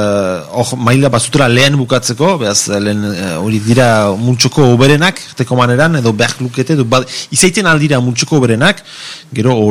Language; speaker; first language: Basque; native; Basque